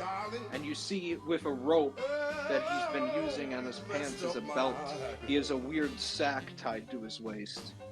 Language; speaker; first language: English; native; English